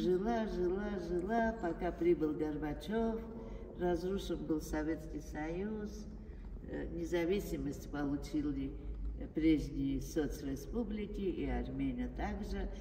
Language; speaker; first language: Russian; non-native, fluent; Armenian